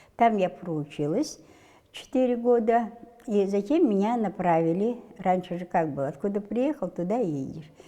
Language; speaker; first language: Russian; non-native, local second language; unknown